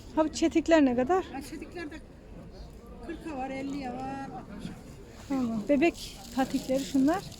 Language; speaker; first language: Turkish; native; Turkish